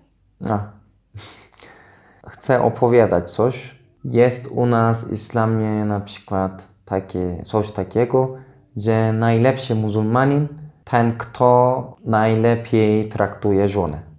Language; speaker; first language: Polish; non-native, fluent; Turkish